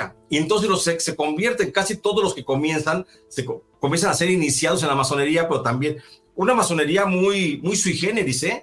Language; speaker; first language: Spanish; native; Spanish